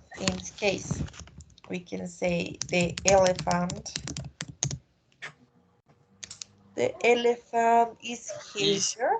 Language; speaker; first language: English; non-native, learner; Spanish